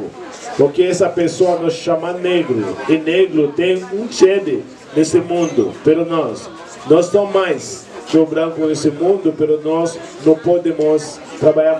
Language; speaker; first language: Portuguese; non-native, learner; Haitian Creole